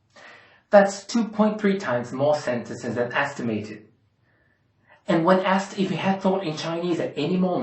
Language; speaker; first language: English; non-native, fluent; Portuguese